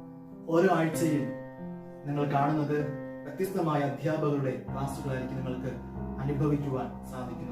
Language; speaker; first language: Malayalam; native; Malayalam